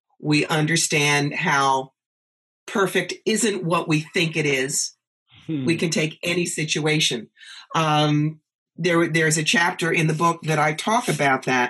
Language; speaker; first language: English; native; English